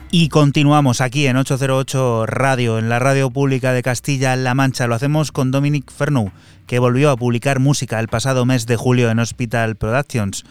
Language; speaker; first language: Spanish; native; Spanish